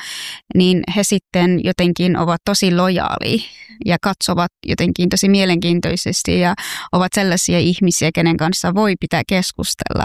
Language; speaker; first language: Finnish; early bilingual, other home language; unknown